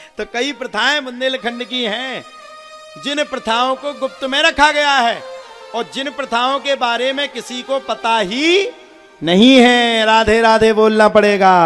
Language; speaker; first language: Hindi; native; Hindi